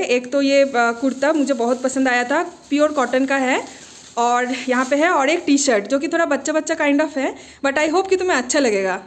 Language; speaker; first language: Hindi; non-native, local second language; Bangla